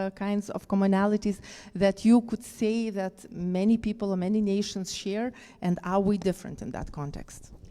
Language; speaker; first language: English; non-native, fluent; Lithuanian